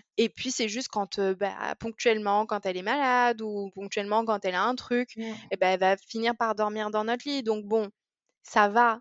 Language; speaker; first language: French; early bilingual, other home language; English